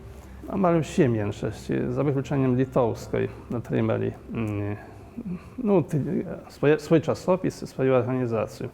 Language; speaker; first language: Polish; non-native, local second language; Belarusian